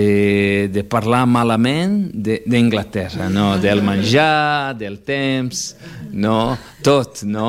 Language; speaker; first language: Catalan; non-native, fluent; Portuguese